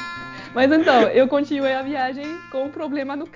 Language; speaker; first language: Portuguese; non-native, fluent; French